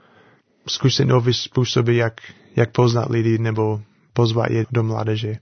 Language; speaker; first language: Czech; non-native, learner; English